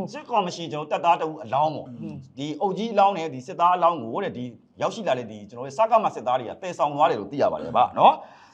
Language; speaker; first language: Burmese; native; Burmese